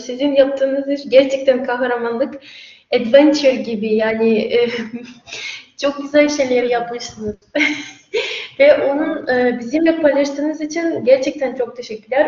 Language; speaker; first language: Turkish; non-native, fluent; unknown